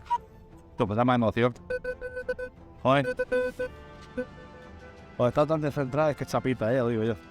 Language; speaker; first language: Spanish; native; Spanish